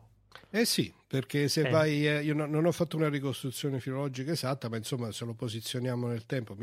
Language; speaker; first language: Italian; native; Italian